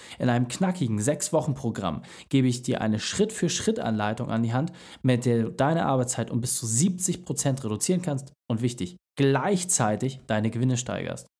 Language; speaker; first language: German; native; German